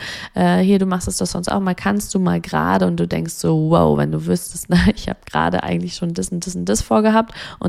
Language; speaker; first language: German; native; German